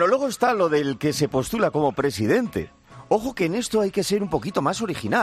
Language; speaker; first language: Spanish; native; Spanish